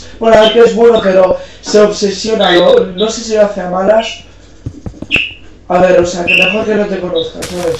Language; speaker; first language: Spanish; native; Spanish